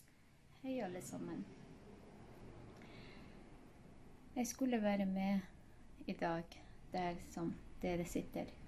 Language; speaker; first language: Norwegian; non-native, fluent; Hazaragi